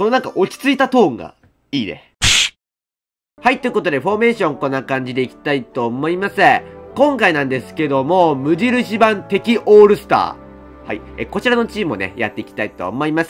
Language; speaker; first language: Japanese; native; Japanese